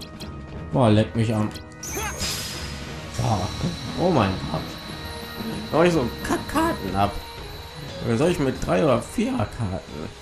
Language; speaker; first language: German; native; German